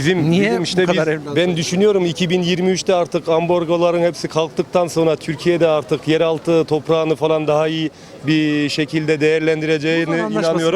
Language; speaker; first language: Turkish; early bilingual, heritage; Turkish